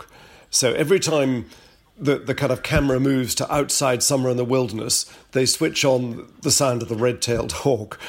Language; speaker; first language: English; native; English